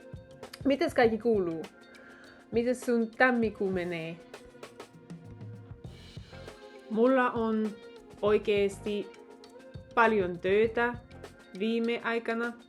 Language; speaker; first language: Finnish; non-native, fluent; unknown